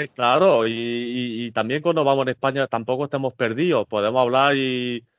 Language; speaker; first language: Spanish; early bilingual, other home language; French